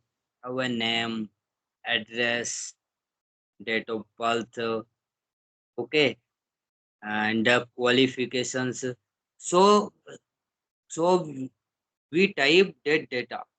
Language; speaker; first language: English; non-native, learner; Hindi